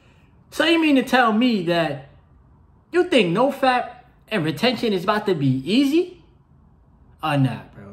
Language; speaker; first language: English; native; English